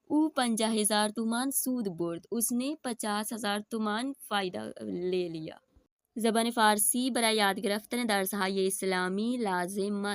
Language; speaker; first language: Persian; non-native, fluent; Urdu